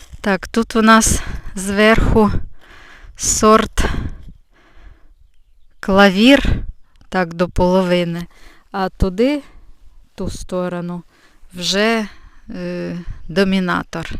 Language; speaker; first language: Ukrainian; native; Ukrainian